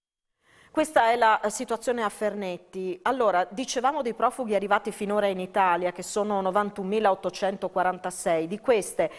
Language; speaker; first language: Italian; native; Italian